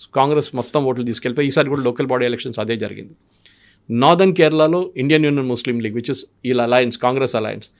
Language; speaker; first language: Telugu; non-native, local second language; Malayalam